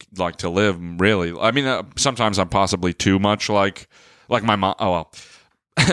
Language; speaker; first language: English; native; English